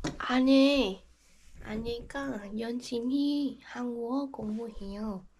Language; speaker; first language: Korean; non-native, learner; Vietnamese